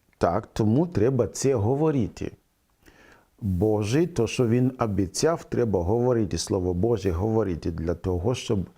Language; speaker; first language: Ukrainian; non-native, fluent; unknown